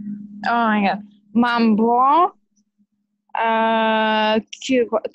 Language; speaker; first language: Spanish; non-native, learner; Polish